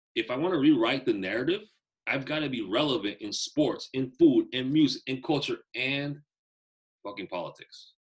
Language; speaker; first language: English; native; English